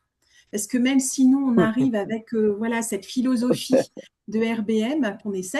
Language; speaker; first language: French; native; French